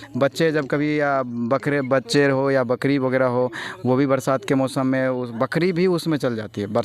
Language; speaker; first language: Hindi; native; Hindi